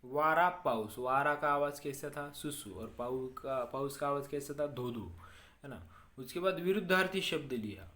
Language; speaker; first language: Hindi; non-native, local second language; Marathi